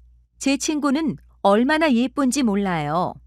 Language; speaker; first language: Korean; non-native, learner; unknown